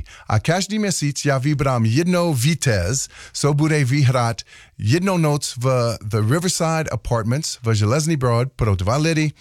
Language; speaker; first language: Czech; non-native, learner; English